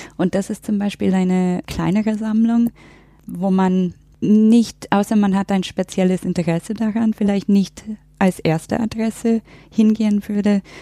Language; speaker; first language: German; non-native, fluent; English